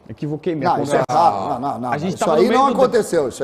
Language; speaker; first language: Portuguese; native; Portuguese